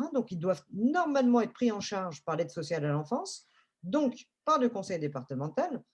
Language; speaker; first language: French; native; French